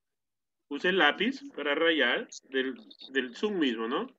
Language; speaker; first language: Spanish; native; Spanish